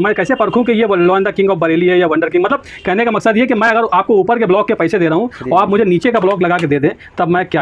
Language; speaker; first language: Hindi; native; Hindi